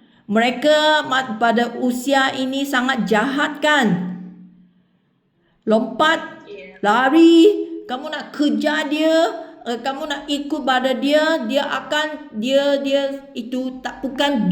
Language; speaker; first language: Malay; non-native, local second language; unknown